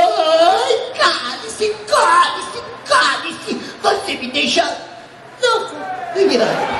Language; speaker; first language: Portuguese; non-native, learner; Spanish